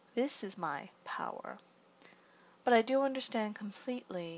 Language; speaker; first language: English; native; English